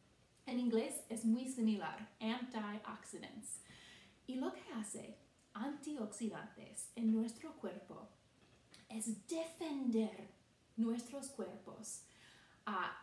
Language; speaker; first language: Spanish; non-native, fluent; English